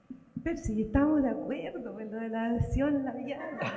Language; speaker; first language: Spanish; native; Spanish